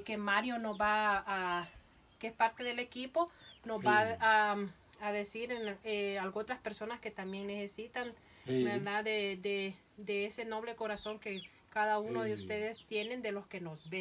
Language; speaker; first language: Spanish; native; Spanish